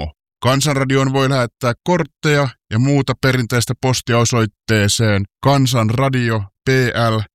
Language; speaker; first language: Finnish; native; Finnish